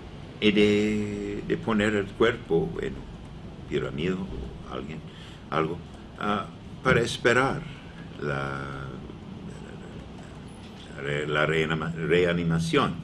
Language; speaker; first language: Spanish; non-native, learner; English